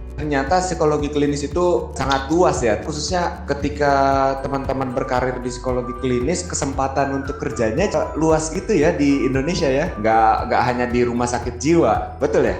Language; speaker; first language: Indonesian; native; Indonesian